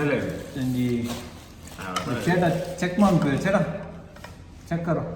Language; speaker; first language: Hindi; non-native, local second language; Tulu